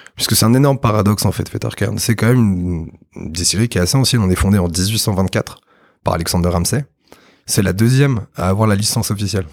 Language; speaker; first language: French; native; French